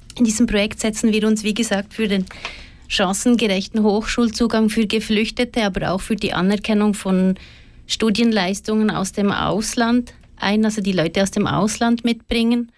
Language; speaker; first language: German; native; German